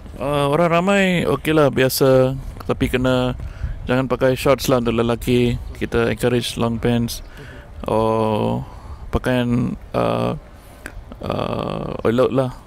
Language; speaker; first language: Malay; non-native, local second language; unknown